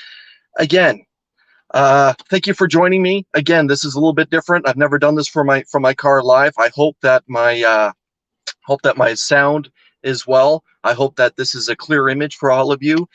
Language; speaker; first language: English; native; English